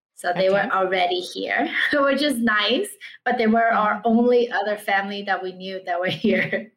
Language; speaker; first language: English; early bilingual, other home language; Chinese